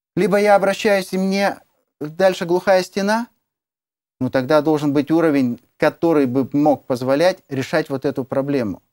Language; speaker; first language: Russian; native; Russian